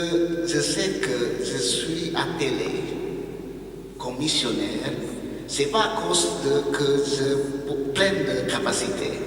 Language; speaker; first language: French; non-native, learner; Indonesian